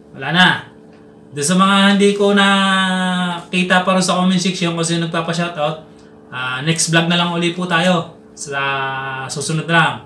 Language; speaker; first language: Filipino; non-native, local second language; Cebuano